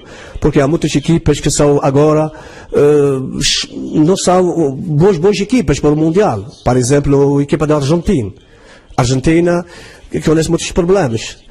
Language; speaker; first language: Portuguese; non-native, fluent; Arabic